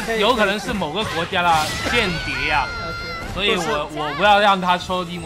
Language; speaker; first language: Chinese; native; Chinese